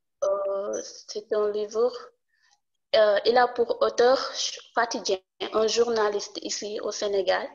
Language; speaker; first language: French; non-native, local second language; Wolof